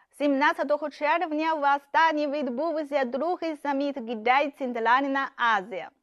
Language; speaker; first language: Ukrainian; non-native, fluent; Chinese